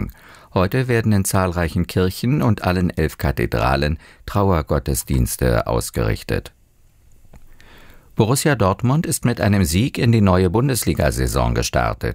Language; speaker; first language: German; native; German